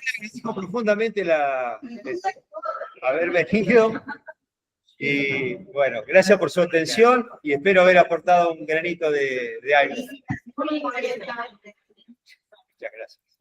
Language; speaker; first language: Spanish; native; Spanish